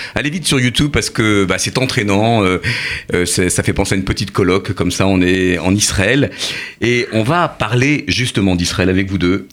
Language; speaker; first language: French; native; French